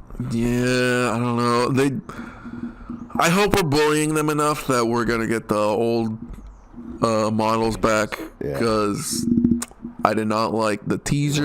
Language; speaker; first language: English; native; English